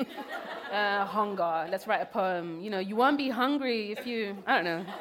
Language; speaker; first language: English; native; English